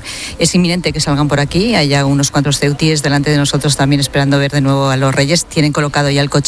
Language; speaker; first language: Spanish; native; Spanish